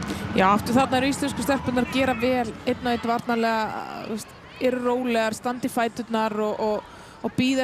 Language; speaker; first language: Icelandic; native; Icelandic